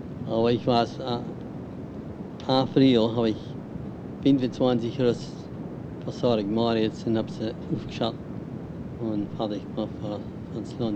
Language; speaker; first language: German; early bilingual, heritage; German